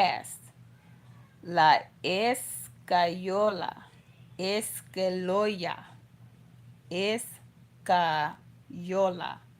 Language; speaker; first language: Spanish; non-native, learner; English